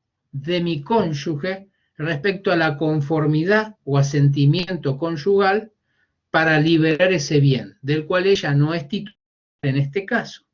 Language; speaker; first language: Spanish; native; Spanish